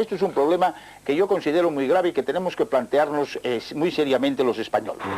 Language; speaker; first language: Spanish; native; Spanish